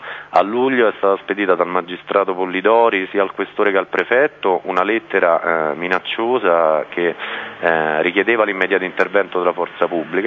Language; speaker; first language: Italian; native; Italian